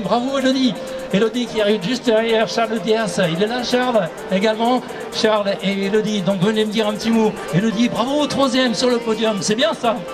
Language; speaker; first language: French; native; French